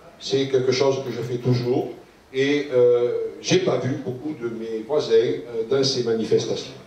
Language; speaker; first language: French; native; French